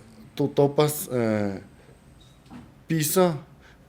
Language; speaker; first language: Spanish; non-native, learner; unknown